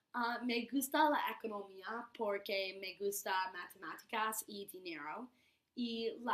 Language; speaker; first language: Spanish; non-native, learner; English